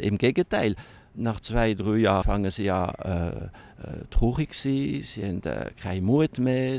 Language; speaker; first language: German; non-native, local second language; French